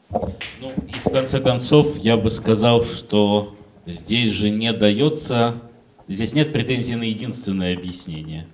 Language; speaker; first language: Russian; native; Russian